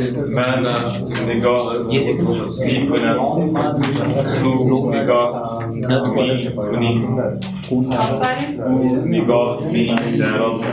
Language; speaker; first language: Persian; non-native, learner; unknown